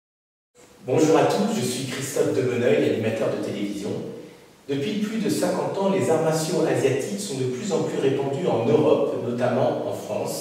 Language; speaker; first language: French; native; French